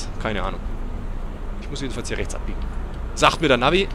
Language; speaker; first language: German; native; German